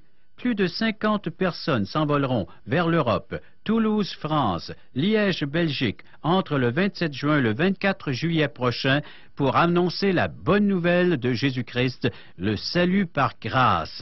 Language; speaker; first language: French; native; French